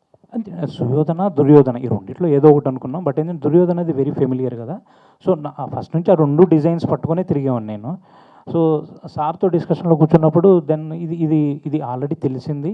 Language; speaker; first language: Telugu; native; Telugu